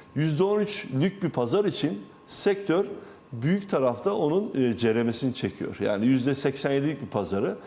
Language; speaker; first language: Turkish; native; Turkish